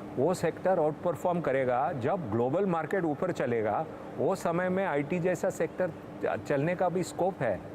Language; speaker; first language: Hindi; non-native, local second language; Tamil